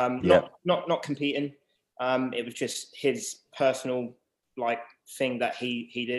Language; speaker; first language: English; native; English